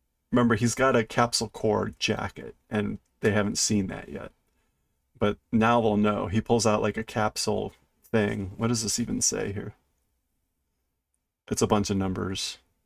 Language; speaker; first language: English; native; English